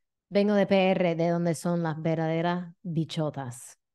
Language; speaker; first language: Spanish; non-native, fluent; English